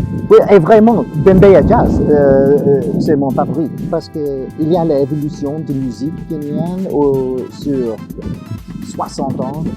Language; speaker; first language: French; non-native, fluent; English